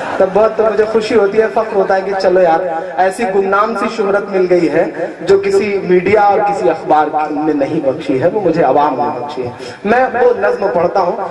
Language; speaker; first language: Hindi; native; Hindi